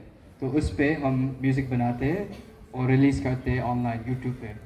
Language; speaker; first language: Hindi; non-native, learner; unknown